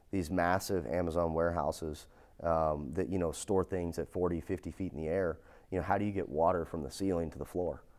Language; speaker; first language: English; native; English